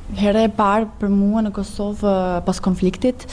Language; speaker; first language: Albanian; non-native, learner; Serbian